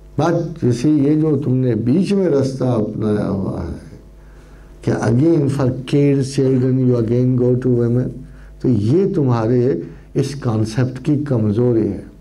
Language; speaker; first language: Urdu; non-native, local second language; Punjabi